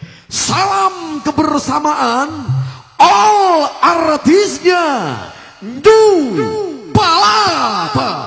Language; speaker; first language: Indonesian; non-native, local second language; Javanese